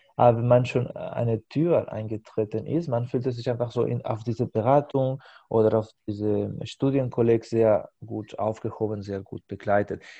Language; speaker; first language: German; non-native, fluent; Spanish